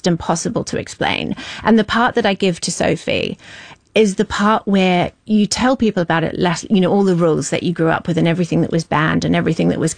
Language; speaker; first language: English; native; English